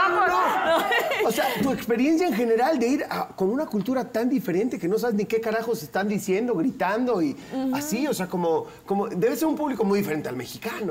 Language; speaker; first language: Spanish; native; Spanish